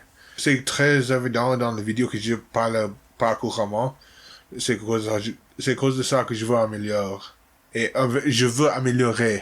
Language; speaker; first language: French; non-native, learner; English